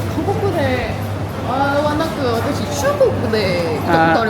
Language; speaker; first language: Japanese; non-native, fluent; Korean